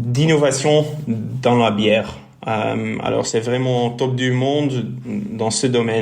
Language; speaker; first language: French; non-native, local second language; Dutch